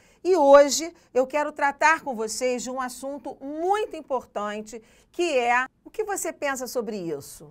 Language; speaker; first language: Portuguese; native; Portuguese